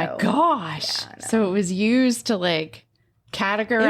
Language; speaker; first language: English; native; English